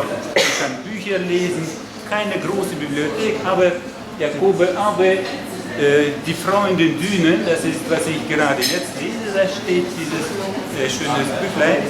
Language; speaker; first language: German; non-native, fluent; Russian